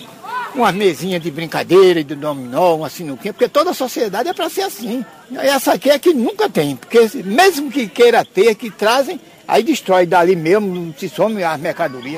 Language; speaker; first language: Portuguese; native; Portuguese